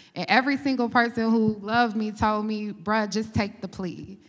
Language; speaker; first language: English; native; English